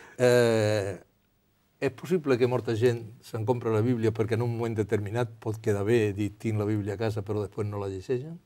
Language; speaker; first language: Catalan; non-native, local second language; Spanish